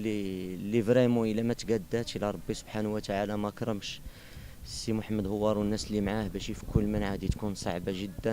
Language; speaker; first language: Arabic; native; Arabic